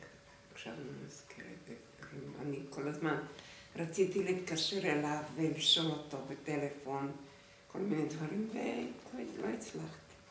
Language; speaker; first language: Hebrew; non-native, fluent; Hungarian